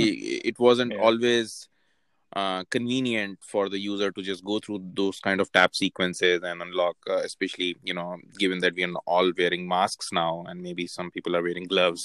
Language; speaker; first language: English; non-native, local second language; Hindi